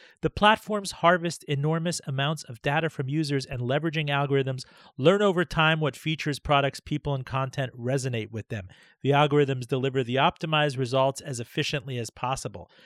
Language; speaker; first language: English; early bilingual, other home language; Persian